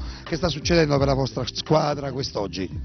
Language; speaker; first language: Italian; native; Italian